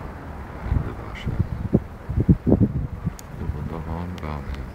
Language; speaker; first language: German; native; German